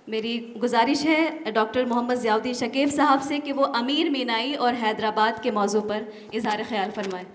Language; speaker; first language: Urdu; native; Urdu